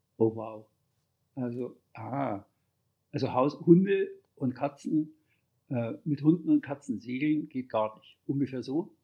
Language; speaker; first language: German; native; German